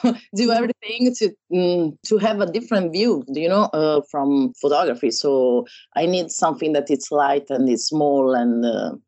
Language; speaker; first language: English; non-native, learner; Italian